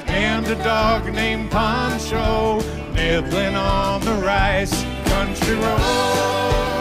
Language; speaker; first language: English; native; English